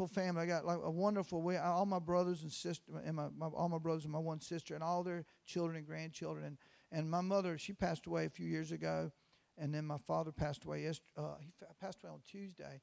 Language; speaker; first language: English; native; English